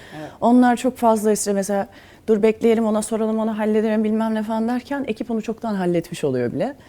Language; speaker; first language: Turkish; native; Turkish